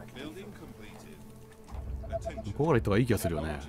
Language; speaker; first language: Japanese; native; Japanese